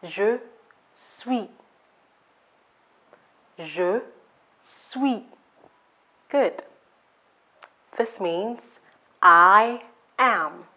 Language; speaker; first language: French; non-native, fluent; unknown